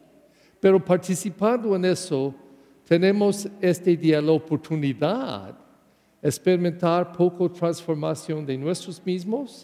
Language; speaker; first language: Spanish; non-native, learner; English